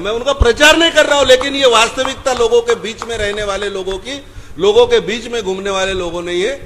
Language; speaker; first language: Hindi; non-native, local second language; Marathi